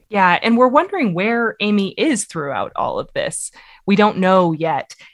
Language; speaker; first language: English; native; English